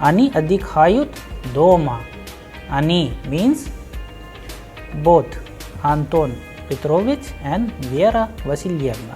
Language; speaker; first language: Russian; non-native, fluent; Hindi